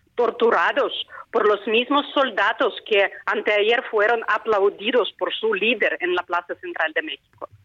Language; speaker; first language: Spanish; non-native, fluent; Ukrainian